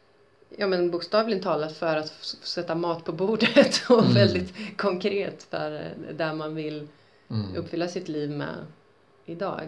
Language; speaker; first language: Swedish; native; Swedish